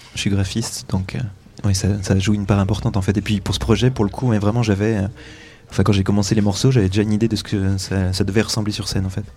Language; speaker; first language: French; native; French